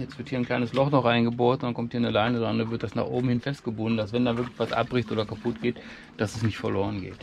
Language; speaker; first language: German; native; German